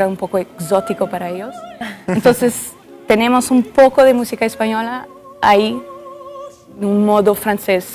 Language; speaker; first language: Spanish; non-native, fluent; French